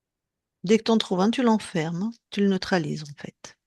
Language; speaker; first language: French; native; French